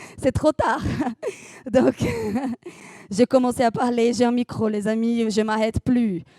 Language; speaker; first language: French; non-native, fluent; Portuguese